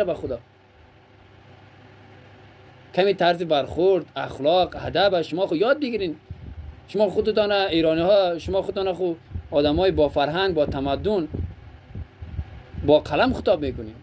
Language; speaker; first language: Persian; native; Persian